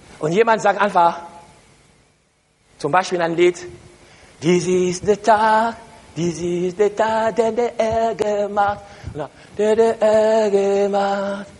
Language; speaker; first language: German; non-native, learner; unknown